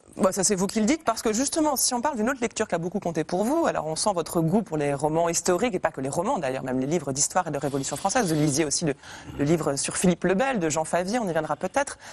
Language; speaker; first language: French; native; French